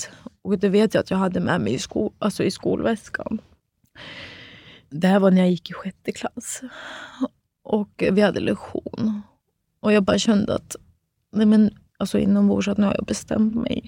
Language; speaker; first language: Swedish; native; Swedish